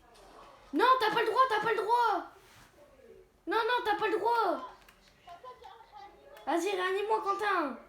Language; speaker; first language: French; native; French